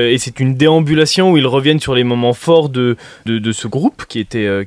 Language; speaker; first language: French; native; French